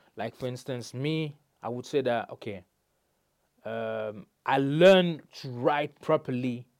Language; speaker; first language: English; non-native, fluent; French